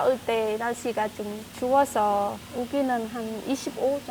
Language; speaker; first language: Korean; non-native, learner; Khmer